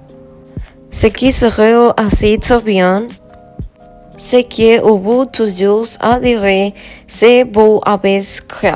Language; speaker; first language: French; non-native, learner; Spanish